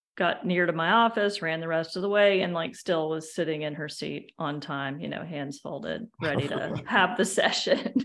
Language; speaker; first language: English; native; English